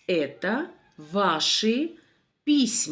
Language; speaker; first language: Russian; non-native, fluent; Armenian